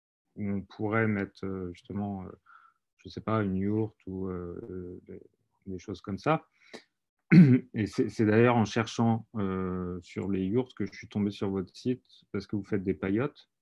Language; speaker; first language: French; native; French